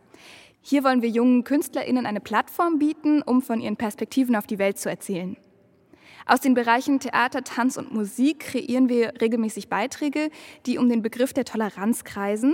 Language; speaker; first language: German; native; German